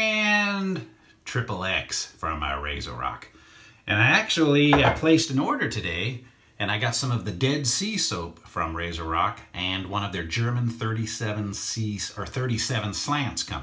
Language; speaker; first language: English; native; English